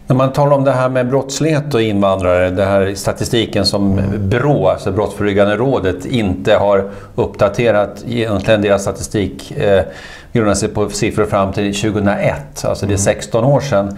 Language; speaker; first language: Swedish; native; Swedish